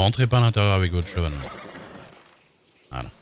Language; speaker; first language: French; native; French